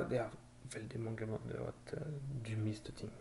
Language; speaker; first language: Norwegian; non-native, fluent; French